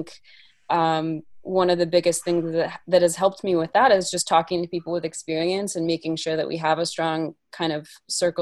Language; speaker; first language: English; native; English